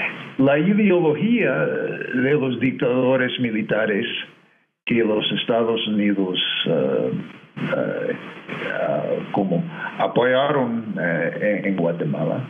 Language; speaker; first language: Spanish; non-native, fluent; English